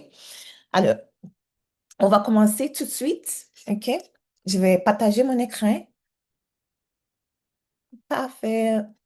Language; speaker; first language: French; non-native, learner; English